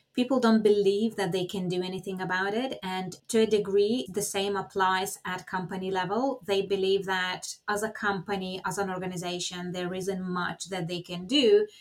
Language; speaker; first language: English; non-native, fluent; Lithuanian